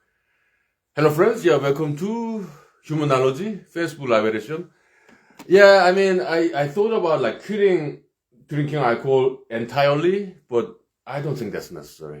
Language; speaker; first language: English; non-native, fluent; Korean